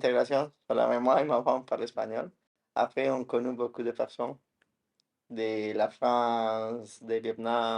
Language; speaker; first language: French; non-native, learner; Spanish